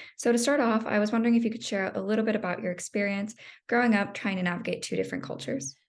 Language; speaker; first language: English; native; English